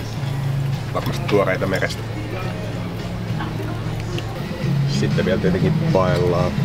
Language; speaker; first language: Finnish; native; Finnish